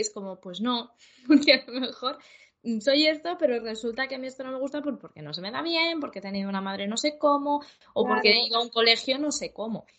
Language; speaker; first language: Spanish; native; Spanish